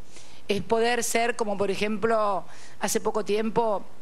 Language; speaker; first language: Spanish; native; Spanish